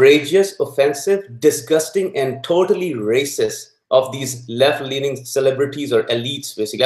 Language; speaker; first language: English; non-native, local second language; Punjabi